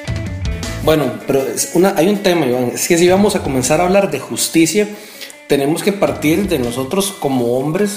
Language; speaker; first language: Spanish; native; Spanish